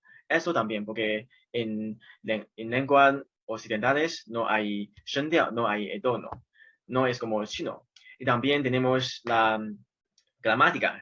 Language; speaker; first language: Spanish; non-native, fluent; Chinese